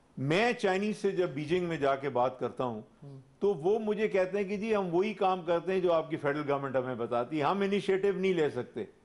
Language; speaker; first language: Urdu; non-native, local second language; Pashto